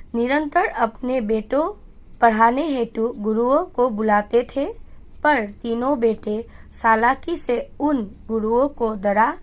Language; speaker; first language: Hindi; non-native, local second language; Assamese